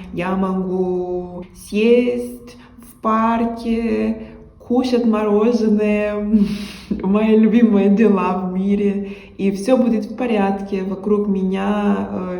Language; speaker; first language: Russian; non-native, learner; Spanish